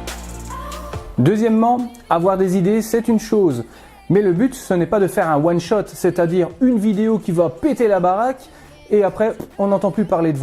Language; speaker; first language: French; native; French